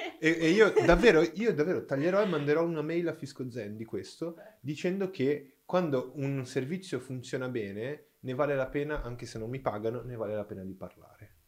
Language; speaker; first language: Italian; non-native, fluent; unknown